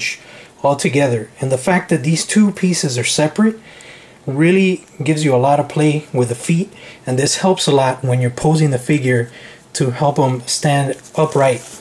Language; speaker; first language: English; native; English